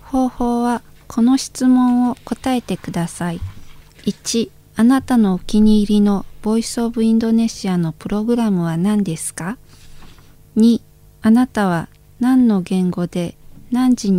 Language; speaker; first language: Japanese; non-native, fluent; Indonesian